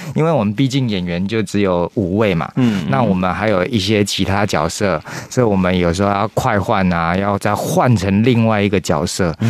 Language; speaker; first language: Chinese; non-native, local second language; Min Nan Chinese